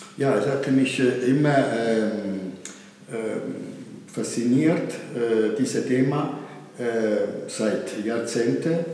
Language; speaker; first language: German; non-native, fluent; Italian